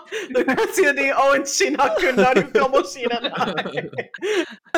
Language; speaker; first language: Japanese; non-native, fluent; English